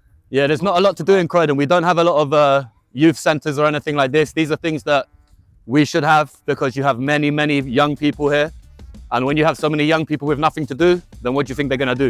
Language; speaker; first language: English; native; English